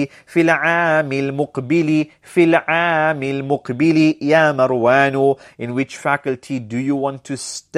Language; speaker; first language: Arabic; non-native, fluent; English